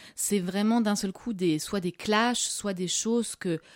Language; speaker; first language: French; native; French